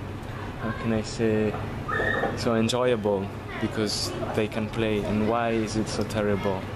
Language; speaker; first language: English; non-native, fluent; Italian